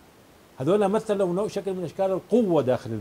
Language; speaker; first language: Arabic; native; Arabic